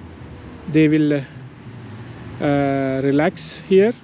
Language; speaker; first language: English; non-native, fluent; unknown